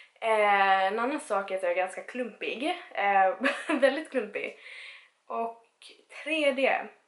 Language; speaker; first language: Swedish; early bilingual, other home language; Spanish